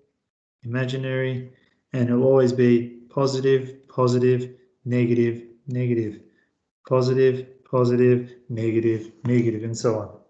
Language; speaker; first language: English; native; English